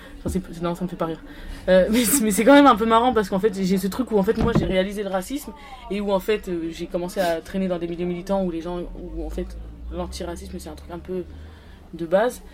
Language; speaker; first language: French; native; French